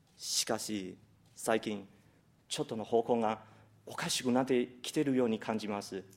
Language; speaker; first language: Japanese; non-native, fluent; Chinese